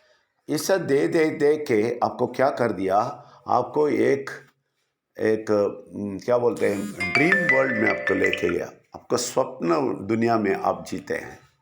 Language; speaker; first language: Hindi; non-native, local second language; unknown